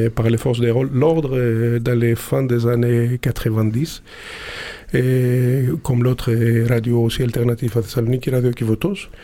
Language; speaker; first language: French; non-native, fluent; Greek